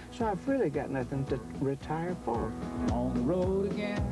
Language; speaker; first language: English; native; English